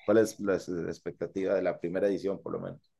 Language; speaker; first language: Spanish; native; Spanish